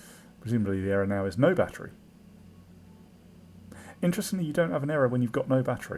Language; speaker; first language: English; native; English